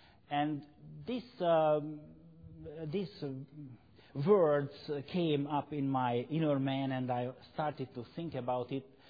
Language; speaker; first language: English; non-native, fluent; Hungarian